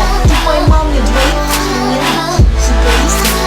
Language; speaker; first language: Russian; native; Russian